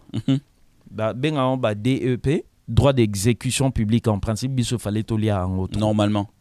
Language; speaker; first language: French; non-native, local second language; Lingala